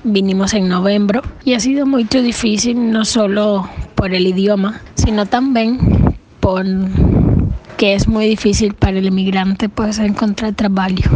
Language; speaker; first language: Portuguese; non-native, learner; Spanish